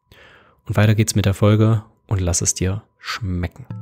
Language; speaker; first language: German; native; German